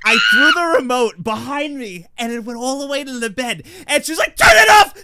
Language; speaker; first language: English; native; English